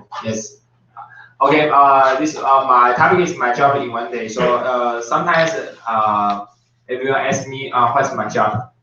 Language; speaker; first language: English; non-native, learner; Chinese